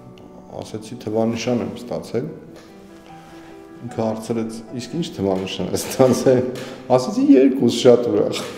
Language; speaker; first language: Armenian; native; Armenian